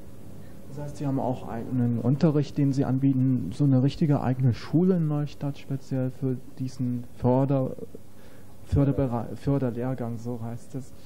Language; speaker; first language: German; native; German